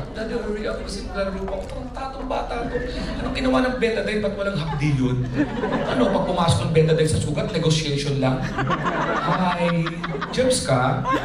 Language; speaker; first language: Filipino; native; Filipino